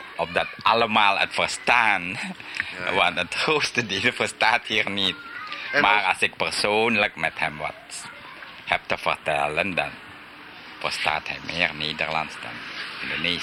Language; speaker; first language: Dutch; early bilingual, heritage; Dutch